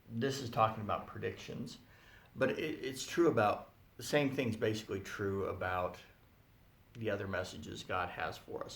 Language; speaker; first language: English; native; English